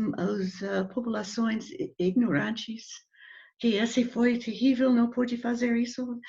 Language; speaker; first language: Portuguese; non-native, learner; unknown